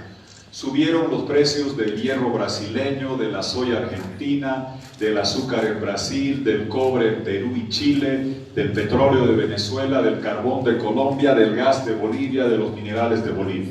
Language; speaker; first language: Spanish; native; Spanish